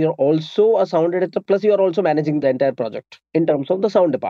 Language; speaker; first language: English; non-native, local second language; Malayalam